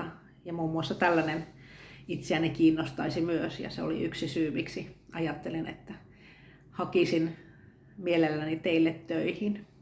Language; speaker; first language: Finnish; native; Finnish